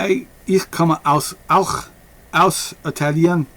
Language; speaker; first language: German; non-native, learner; English